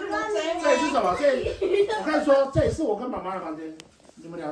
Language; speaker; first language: Chinese; native; Chinese